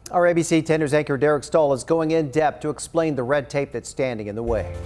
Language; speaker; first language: English; native; English